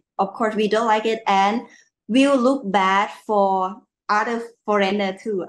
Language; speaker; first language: English; non-native, learner; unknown